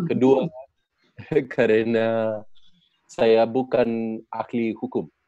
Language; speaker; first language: Indonesian; non-native, learner; Spanish